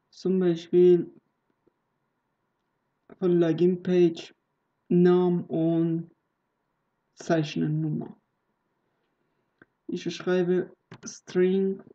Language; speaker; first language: German; non-native, learner; Persian